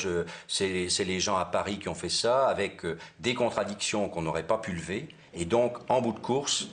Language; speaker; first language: French; native; French